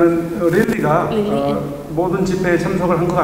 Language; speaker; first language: Korean; native; Korean